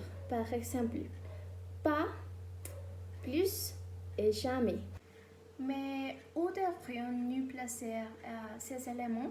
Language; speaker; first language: French; non-native, learner; Spanish